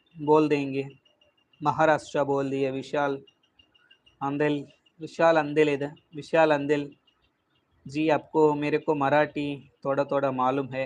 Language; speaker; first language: Hindi; non-native, local second language; Telugu